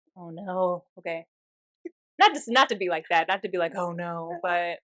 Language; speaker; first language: English; native; English